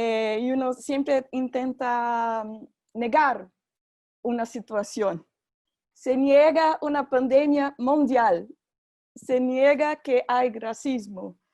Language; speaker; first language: Spanish; non-native, fluent; Portuguese